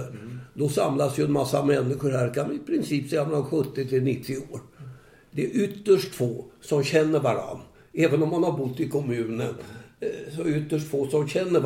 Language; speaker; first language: Swedish; native; Swedish